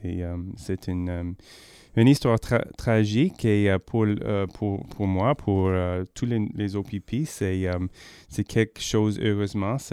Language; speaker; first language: French; non-native, learner; English